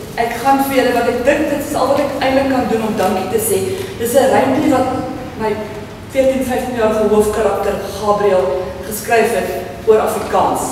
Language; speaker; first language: Afrikaans; native; Afrikaans